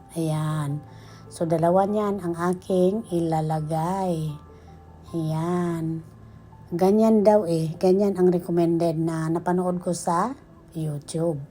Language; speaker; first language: Filipino; non-native, local second language; Cebuano